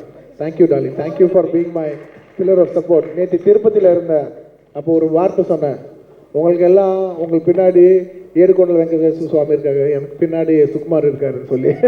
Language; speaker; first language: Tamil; non-native, local second language; Telugu